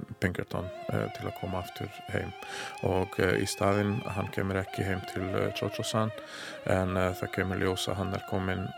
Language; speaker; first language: Icelandic; non-native, learner; Hungarian